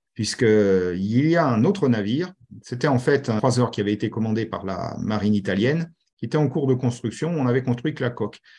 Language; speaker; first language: French; native; French